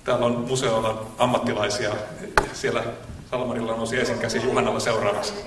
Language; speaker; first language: Finnish; native; Finnish